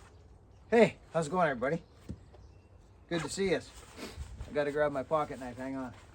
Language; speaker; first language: English; native; English